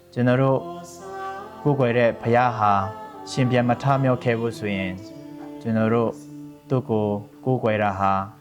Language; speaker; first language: Burmese; non-native, local second language; Hakha Chin